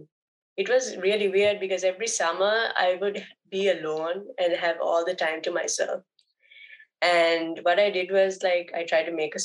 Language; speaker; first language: English; non-native, local second language; Sinhala